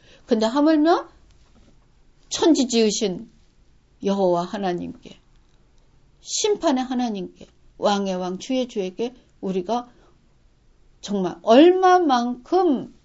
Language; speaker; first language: Korean; native; Korean